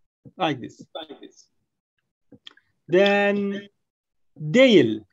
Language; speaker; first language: English; non-native, learner; Arabic